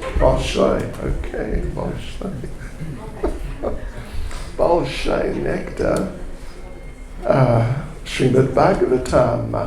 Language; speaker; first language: Russian; non-native, learner; English